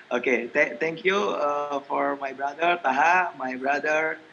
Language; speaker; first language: English; non-native, learner; Indonesian